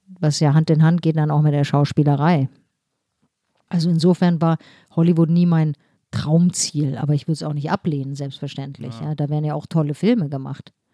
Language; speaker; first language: German; early bilingual, other home language; Turkish